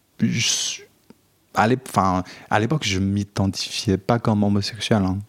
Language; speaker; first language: French; non-native, fluent; Chinese